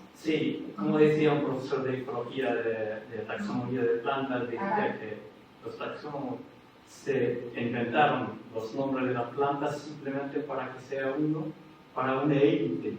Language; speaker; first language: Spanish; non-native, fluent; Arabic